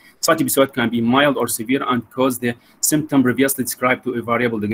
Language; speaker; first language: English; non-native, fluent; Arabic